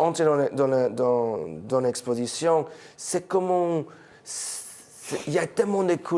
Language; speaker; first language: French; non-native, fluent; English